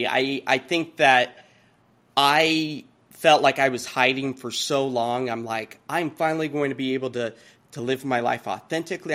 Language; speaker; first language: English; native; English